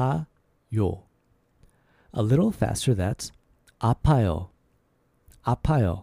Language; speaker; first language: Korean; non-native, learner; English